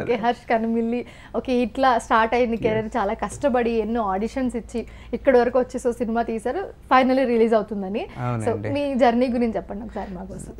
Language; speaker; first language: Telugu; native; Telugu